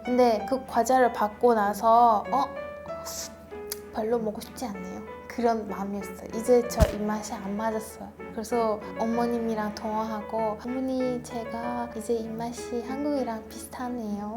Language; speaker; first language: Korean; non-native, fluent; Persian